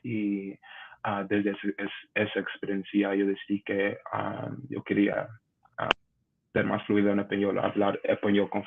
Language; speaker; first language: Spanish; non-native, learner; English